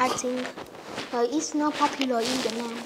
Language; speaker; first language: English; non-native, learner; Vietnamese